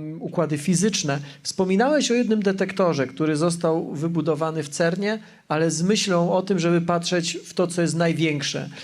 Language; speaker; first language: Polish; native; Polish